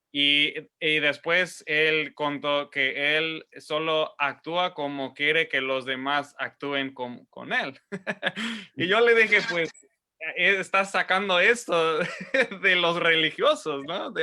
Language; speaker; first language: Spanish; non-native, fluent; English